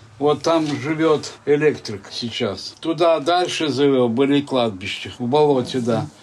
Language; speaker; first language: Russian; native; Russian